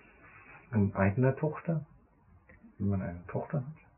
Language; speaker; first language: German; non-native, fluent; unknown